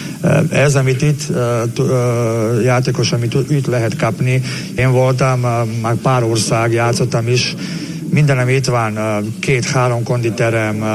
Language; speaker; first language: Hungarian; non-native, learner; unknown